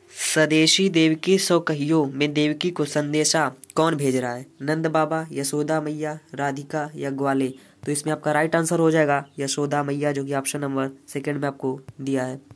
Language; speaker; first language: Hindi; native; Hindi